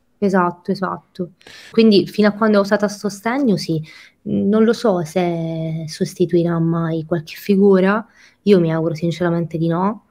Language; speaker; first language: Italian; native; Italian